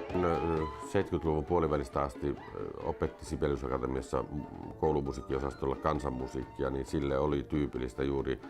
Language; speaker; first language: Finnish; native; Finnish